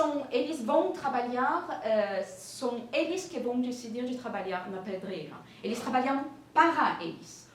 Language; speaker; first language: Portuguese; non-native, fluent; French